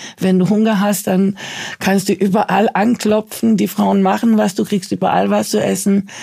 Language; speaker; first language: German; early bilingual, other home language; Turkish